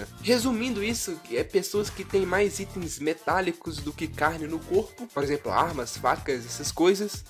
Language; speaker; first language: Portuguese; native; Portuguese